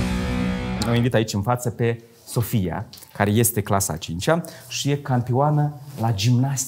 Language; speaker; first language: Romanian; native; Romanian